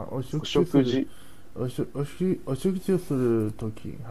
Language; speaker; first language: Japanese; non-native, learner; Chinese